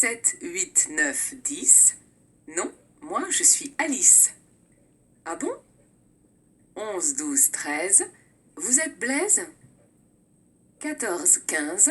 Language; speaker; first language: French; native; French